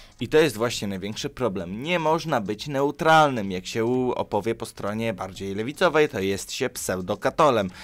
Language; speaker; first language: Polish; early bilingual, other home language; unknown